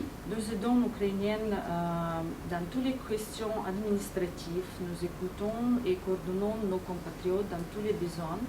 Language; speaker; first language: French; non-native, fluent; Ukrainian